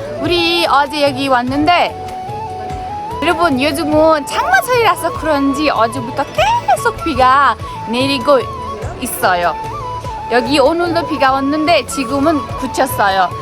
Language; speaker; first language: Korean; non-native, learner; Nepali